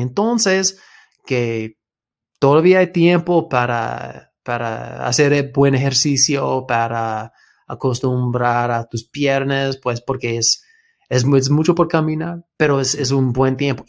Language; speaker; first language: Spanish; non-native, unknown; English